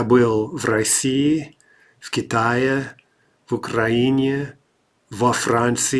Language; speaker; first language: Russian; non-native, fluent; English